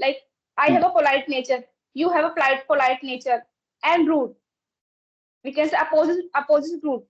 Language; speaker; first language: English; non-native, local second language; Hindi